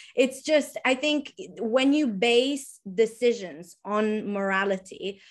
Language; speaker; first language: English; non-native, fluent; Italian